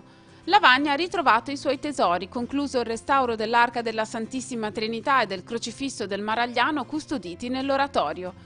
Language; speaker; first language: Italian; native; Italian